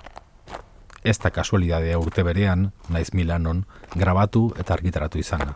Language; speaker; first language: Basque; native; Basque